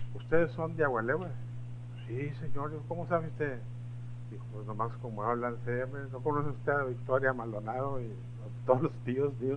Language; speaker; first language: Spanish; early bilingual, heritage; Spanish